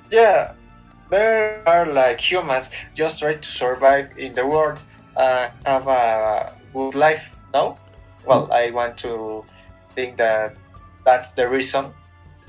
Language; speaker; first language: English; non-native, learner; Spanish